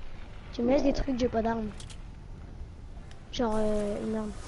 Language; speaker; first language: French; native; French